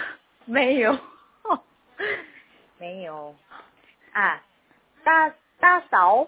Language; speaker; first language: Chinese; non-native, learner; Korean